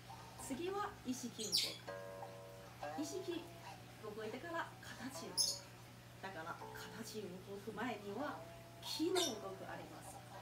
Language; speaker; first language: Japanese; non-native, fluent; Chinese